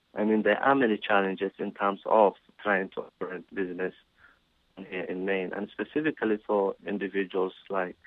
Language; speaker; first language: English; non-native, fluent; Somali